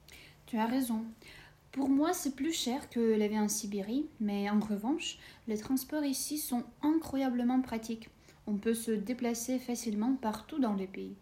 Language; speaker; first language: French; non-native, fluent; Russian